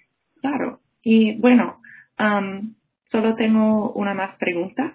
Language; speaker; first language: Spanish; non-native, fluent; English